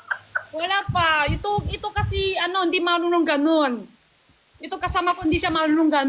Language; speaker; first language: Filipino; non-native, learner; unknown